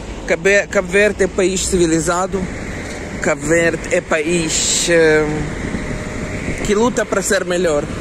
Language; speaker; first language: Portuguese; non-native, learner; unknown